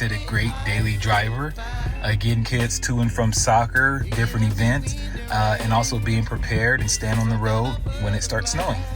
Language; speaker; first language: English; native; English